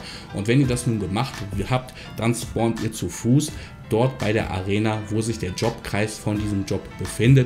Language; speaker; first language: German; native; German